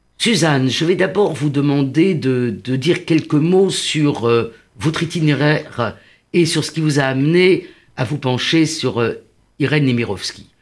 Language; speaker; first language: French; native; French